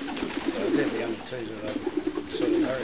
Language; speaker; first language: English; native; English